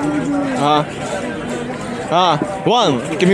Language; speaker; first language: English; non-native, learner; Chinese